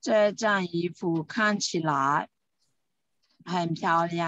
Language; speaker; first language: Chinese; non-native, learner; Burmese